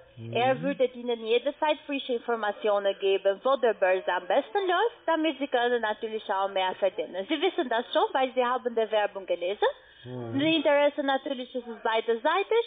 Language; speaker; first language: German; non-native, learner; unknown